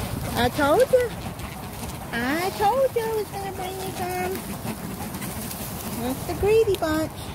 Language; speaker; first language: English; native; English